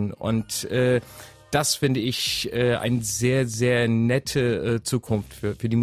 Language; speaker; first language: German; non-native, fluent; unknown